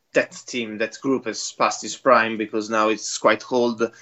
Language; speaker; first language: English; non-native, fluent; Italian